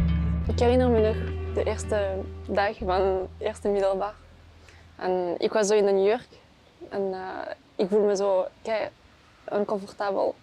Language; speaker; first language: Dutch; non-native, local second language; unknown